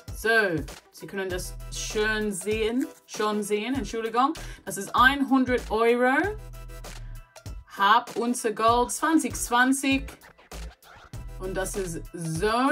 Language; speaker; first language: German; non-native, learner; English